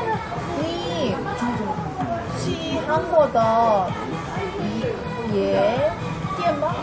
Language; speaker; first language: Chinese; non-native, learner; Korean